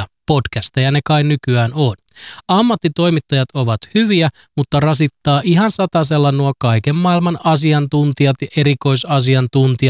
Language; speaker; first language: Finnish; native; Finnish